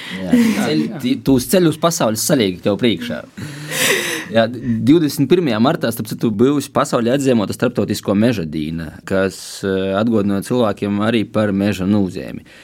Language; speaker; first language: Latvian; native; Latvian